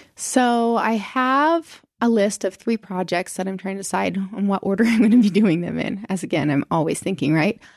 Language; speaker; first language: English; native; English